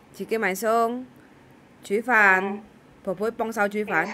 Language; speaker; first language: Cantonese; non-native, fluent; Javanese